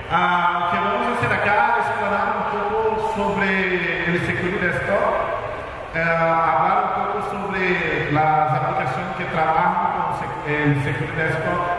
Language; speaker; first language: Spanish; non-native, fluent; Portuguese